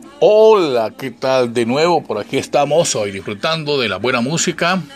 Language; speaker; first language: Spanish; native; Spanish